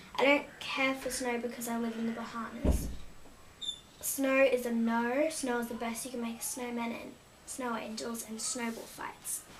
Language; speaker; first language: English; native; English